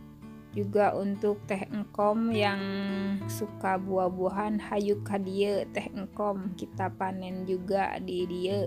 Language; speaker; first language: Indonesian; native; Indonesian